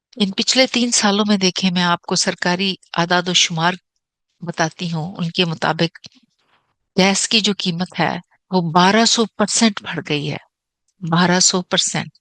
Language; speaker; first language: Urdu; native; Urdu